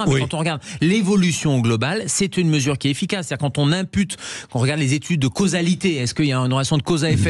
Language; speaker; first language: French; native; French